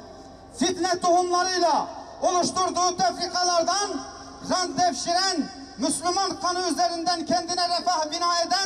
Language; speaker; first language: Turkish; native; Turkish